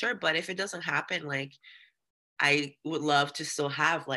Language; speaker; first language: English; early bilingual, other home language; Spanish